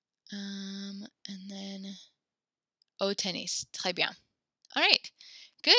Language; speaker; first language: French; non-native, fluent; English